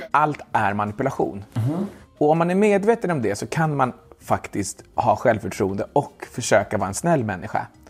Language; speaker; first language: Swedish; native; Swedish